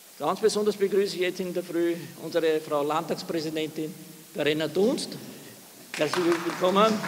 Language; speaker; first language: German; native; German